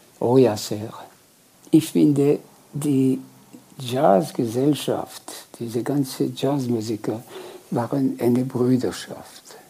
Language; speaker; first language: German; non-native, local second language; French